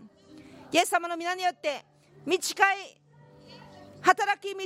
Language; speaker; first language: Japanese; non-native, fluent; Korean